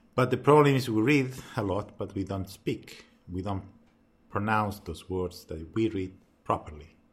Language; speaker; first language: English; non-native, fluent; Spanish